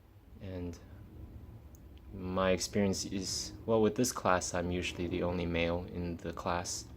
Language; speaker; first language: English; native; English